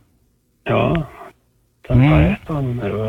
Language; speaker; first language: Norwegian; native; Norwegian